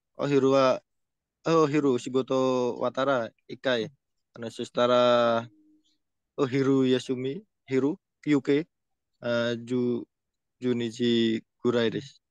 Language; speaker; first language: Japanese; non-native, learner; Indonesian